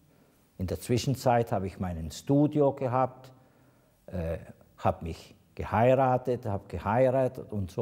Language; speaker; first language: German; non-native, fluent; Italian